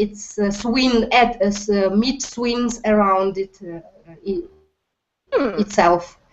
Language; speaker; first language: English; non-native, learner; Russian